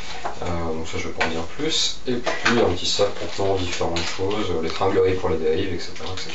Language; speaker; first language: French; native; French